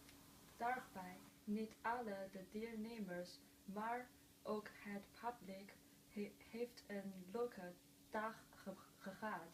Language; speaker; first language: Dutch; non-native, learner; Chinese